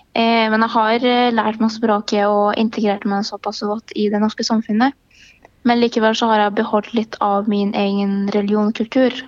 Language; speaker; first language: Norwegian; early bilingual, other home language; Arabic